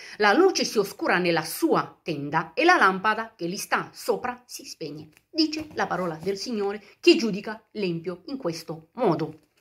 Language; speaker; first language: Italian; non-native, fluent; Romanian